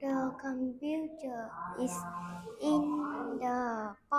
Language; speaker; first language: English; non-native, learner; Vietnamese